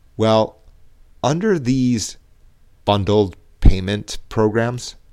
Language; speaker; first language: English; native; English